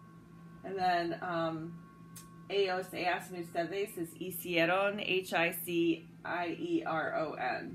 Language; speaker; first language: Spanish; non-native, fluent; English